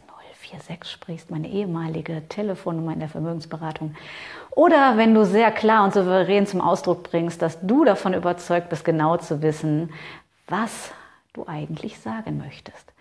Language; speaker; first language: German; native; German